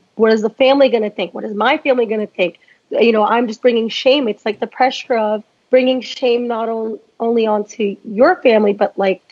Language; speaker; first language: English; native; English